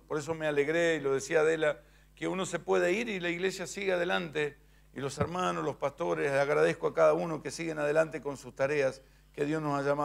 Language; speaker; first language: Spanish; native; Spanish